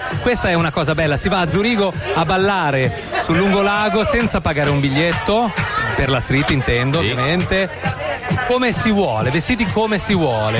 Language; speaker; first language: Italian; native; Italian